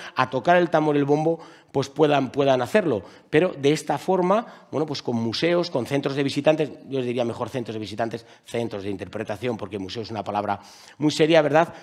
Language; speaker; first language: Spanish; native; Spanish